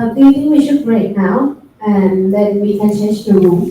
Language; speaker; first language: English; non-native, fluent; Thai